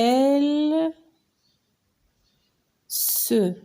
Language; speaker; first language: French; non-native, local second language; Arabic